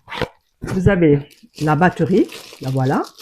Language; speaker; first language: French; native; French